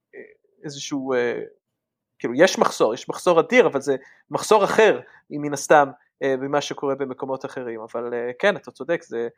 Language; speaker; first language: Hebrew; early bilingual, other home language; English